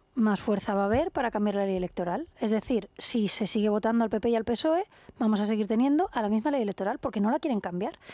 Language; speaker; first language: Spanish; native; Spanish